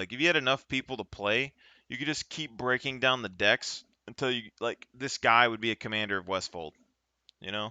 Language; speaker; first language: English; native; English